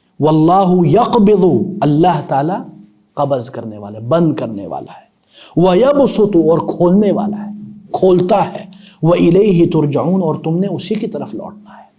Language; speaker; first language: Urdu; non-native, local second language; Punjabi